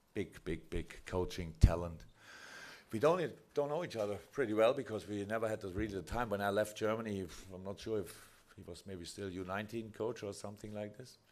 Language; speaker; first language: English; non-native, fluent; German